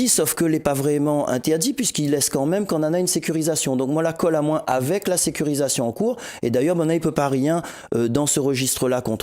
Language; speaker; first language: French; non-native, local second language; Réunion Creole French